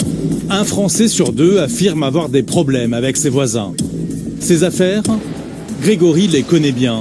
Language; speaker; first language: French; native; French